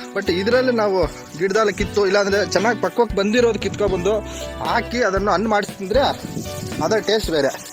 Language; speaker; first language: Kannada; non-native, local second language; Telugu